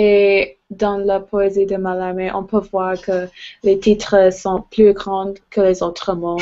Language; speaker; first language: French; non-native, learner; English